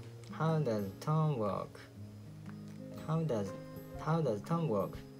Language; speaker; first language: English; non-native, learner; Japanese